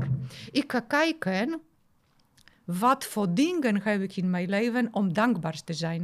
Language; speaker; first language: Dutch; non-native, fluent; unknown